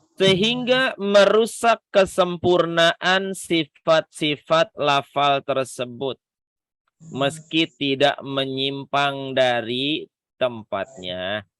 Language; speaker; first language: Indonesian; native; Indonesian